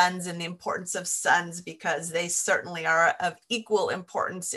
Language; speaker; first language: English; native; English